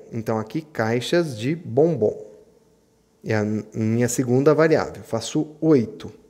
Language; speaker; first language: Portuguese; native; Portuguese